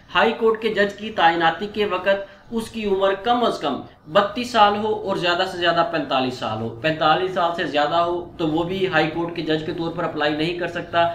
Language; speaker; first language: Urdu; non-native, local second language; Punjabi